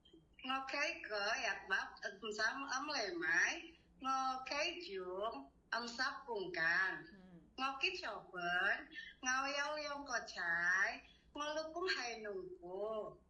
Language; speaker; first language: Cantonese; non-native, learner; Indonesian